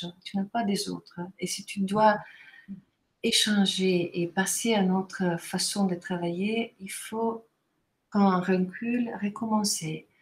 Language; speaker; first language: French; non-native, fluent; Italian